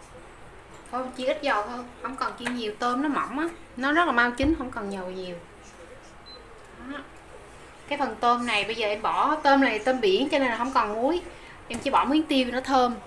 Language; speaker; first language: Vietnamese; native; Vietnamese